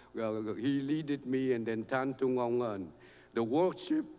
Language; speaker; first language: English; non-native, fluent; Vietnamese